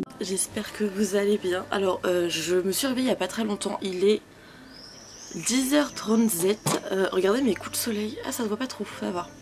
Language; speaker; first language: French; early bilingual, other home language; Spanish